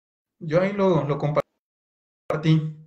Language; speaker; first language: Spanish; native; Spanish